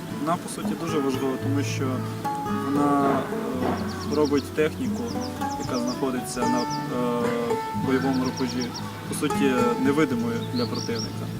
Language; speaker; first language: Ukrainian; native; Ukrainian